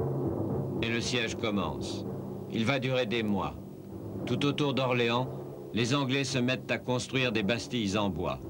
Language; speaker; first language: French; native; French